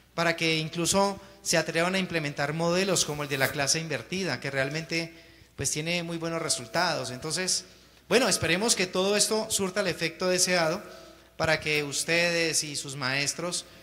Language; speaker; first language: Spanish; native; Spanish